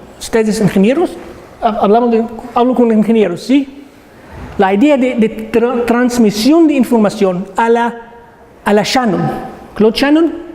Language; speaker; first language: Spanish; non-native, learner; Arabic